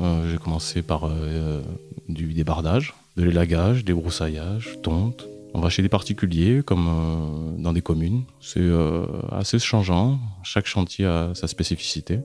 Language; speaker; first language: French; native; French